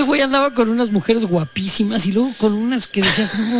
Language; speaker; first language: Spanish; native; Spanish